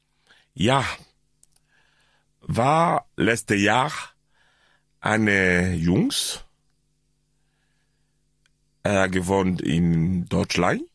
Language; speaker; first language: German; non-native, learner; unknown